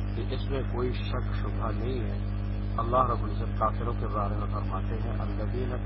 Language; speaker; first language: Urdu; non-native, local second language; Pashto